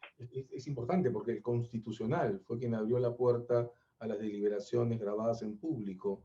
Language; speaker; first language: Spanish; native; Spanish